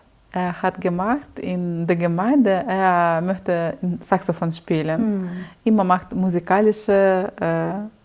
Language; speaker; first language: German; non-native, learner; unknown